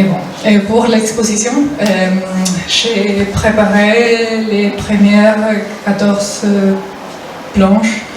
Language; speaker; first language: French; non-native, fluent; Spanish